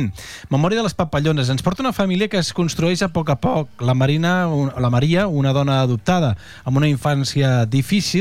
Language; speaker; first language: Catalan; native; Catalan